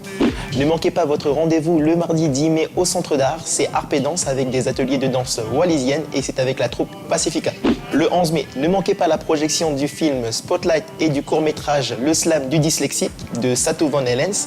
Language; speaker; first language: French; native; French